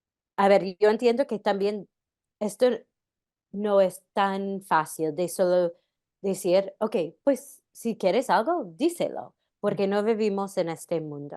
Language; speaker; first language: Spanish; non-native, fluent; English